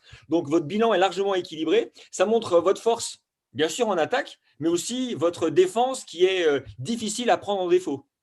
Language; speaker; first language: French; native; French